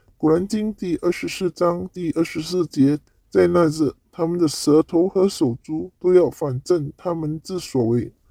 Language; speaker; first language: Chinese; non-native, local second language; Cantonese